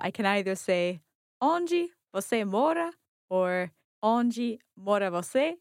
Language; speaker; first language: Portuguese; non-native, learner; English